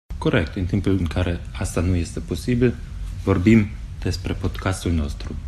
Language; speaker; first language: Romanian; non-native, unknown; German